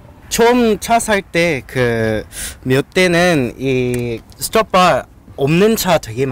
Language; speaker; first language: Korean; non-native, learner; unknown